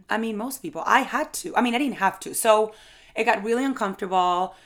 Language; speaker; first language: English; non-native, fluent; Spanish